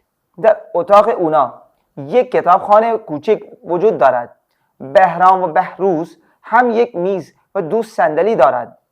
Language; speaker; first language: Persian; non-native, fluent; Urdu